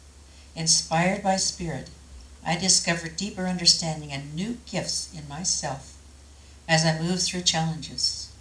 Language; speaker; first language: English; native; English